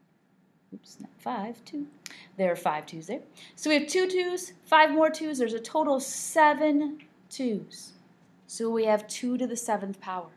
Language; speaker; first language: English; native; English